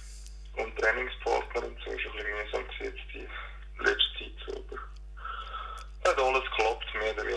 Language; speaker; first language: German; native; German